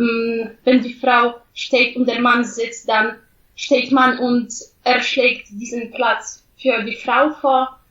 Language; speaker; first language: German; non-native, fluent; Polish